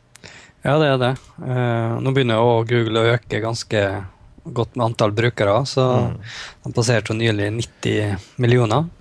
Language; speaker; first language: Norwegian; native; Norwegian